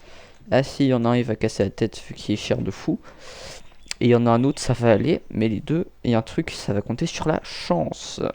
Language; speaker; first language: French; native; French